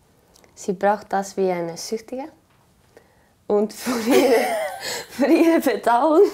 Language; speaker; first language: German; non-native, learner; Icelandic